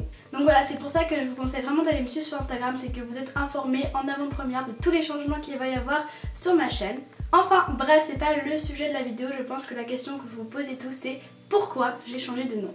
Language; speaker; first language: French; native; French